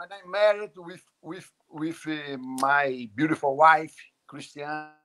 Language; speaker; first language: English; non-native, learner; Portuguese